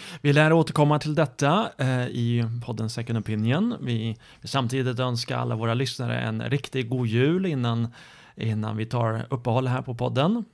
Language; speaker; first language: Swedish; native; Swedish